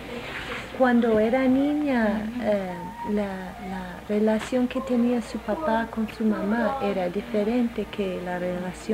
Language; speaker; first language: Spanish; non-native, fluent; English